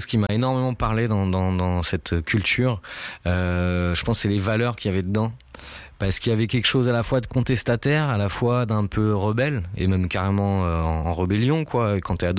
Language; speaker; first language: French; native; French